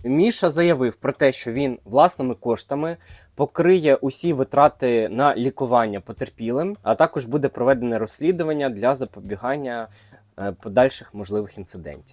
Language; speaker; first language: Ukrainian; native; Ukrainian